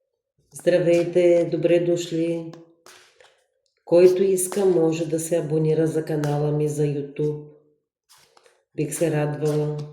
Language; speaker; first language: Bulgarian; native; Bulgarian